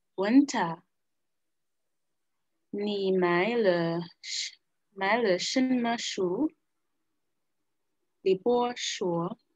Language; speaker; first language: Chinese; non-native, learner; English